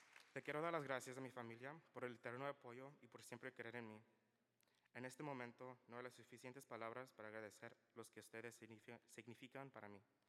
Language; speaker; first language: Spanish; early bilingual, heritage; Spanish